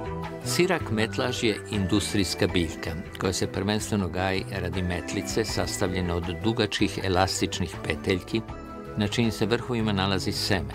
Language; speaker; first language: Serbian; native; Serbian